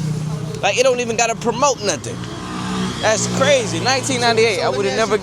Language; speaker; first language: English; native; English